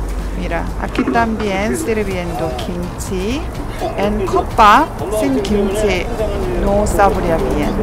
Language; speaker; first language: Spanish; non-native, learner; Korean